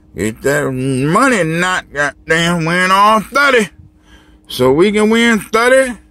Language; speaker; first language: English; native; English